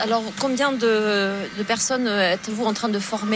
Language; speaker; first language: French; native; French